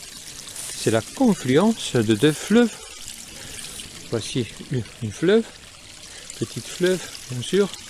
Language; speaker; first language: French; non-native, fluent; Spanish